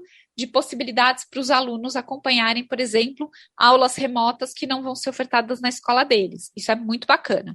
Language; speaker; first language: Portuguese; native; Portuguese